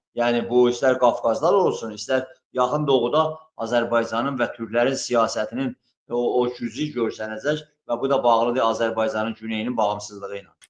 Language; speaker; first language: Azerbaijani; native; Azerbaijani